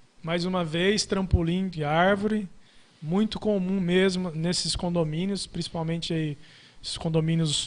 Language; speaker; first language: Portuguese; native; Portuguese